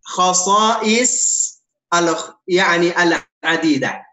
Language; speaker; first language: Arabic; non-native, fluent; Indonesian